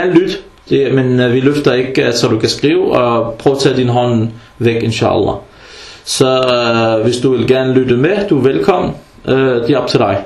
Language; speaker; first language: Danish; early bilingual, other home language; Arabic